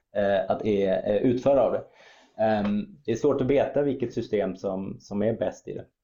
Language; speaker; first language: Swedish; early bilingual, other home language; German